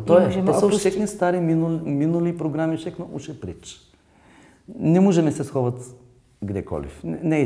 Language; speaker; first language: Czech; non-native, learner; Bulgarian